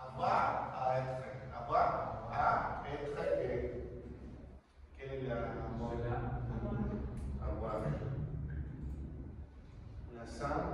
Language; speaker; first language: French; non-native, learner; Spanish